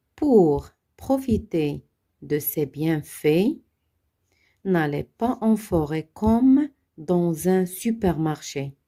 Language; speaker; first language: French; non-native, local second language; Arabic